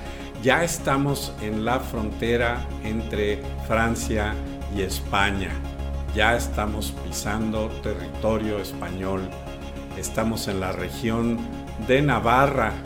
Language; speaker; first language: Spanish; native; Spanish